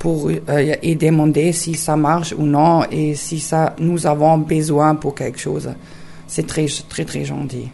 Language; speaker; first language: French; non-native, learner; German